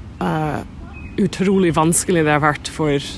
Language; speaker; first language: Norwegian; non-native, fluent; English